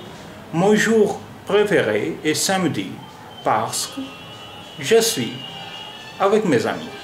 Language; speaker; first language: French; non-native, fluent; Urdu